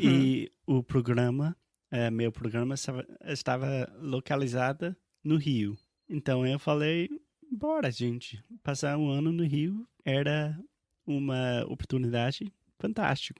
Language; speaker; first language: Portuguese; non-native, fluent; English